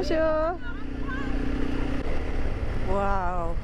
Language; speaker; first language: French; non-native, learner; Dutch